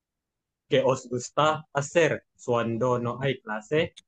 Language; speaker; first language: Spanish; non-native, learner; Malay